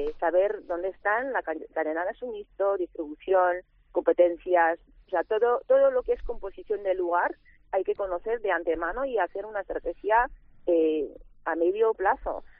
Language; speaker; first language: Spanish; non-native, fluent; Chinese